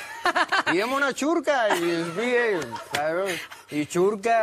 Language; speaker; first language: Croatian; non-native, learner; Spanish